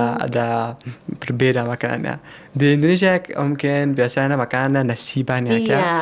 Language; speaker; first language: Indonesian; non-native, learner; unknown